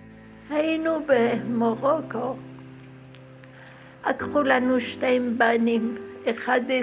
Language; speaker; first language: Hebrew; non-native, learner; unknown